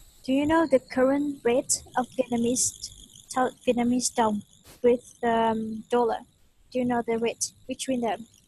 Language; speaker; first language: English; non-native, fluent; Vietnamese